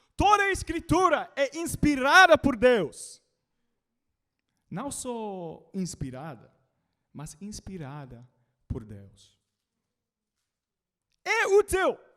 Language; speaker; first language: Portuguese; non-native, learner; English